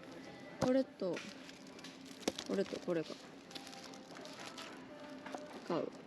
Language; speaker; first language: Japanese; native; Japanese